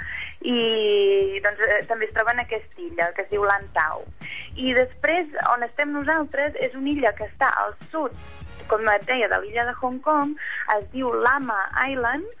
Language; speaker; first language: Catalan; native; Catalan